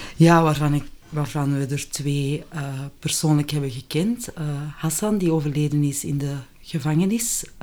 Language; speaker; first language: Dutch; native; Dutch